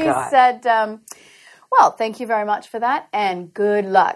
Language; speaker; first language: English; native; English